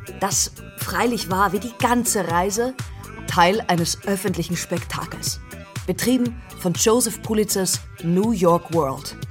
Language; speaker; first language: German; native; German